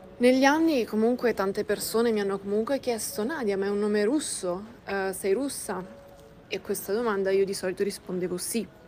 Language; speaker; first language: Italian; early bilingual, other home language; Russian